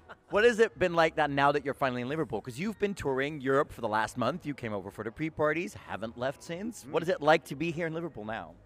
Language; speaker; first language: English; non-native, fluent; Dutch